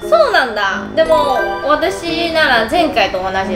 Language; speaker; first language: Japanese; non-native, fluent; Chinese